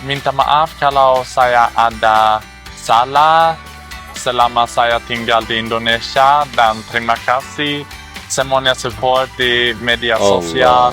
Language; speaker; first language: Indonesian; non-native, learner; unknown